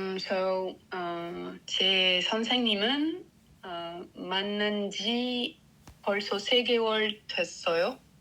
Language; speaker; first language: Korean; non-native, learner; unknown